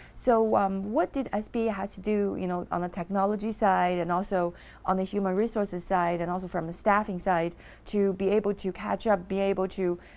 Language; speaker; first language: English; non-native, fluent; Chinese